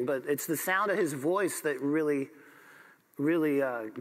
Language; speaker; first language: English; native; English